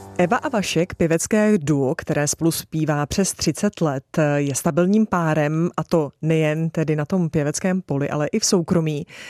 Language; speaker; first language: Czech; native; Czech